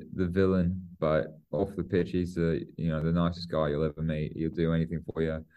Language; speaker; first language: English; native; English